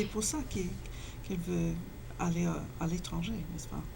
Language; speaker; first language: French; non-native, fluent; English